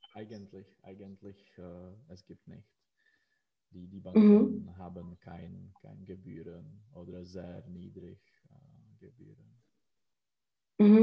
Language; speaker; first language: German; non-native, learner; Czech